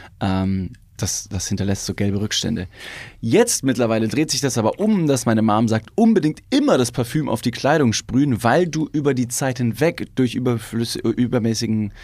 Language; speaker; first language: German; native; German